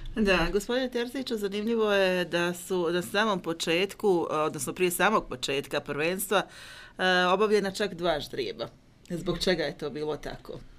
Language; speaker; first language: Croatian; native; Croatian